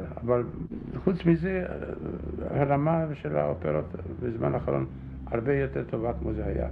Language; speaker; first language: Hebrew; non-native, fluent; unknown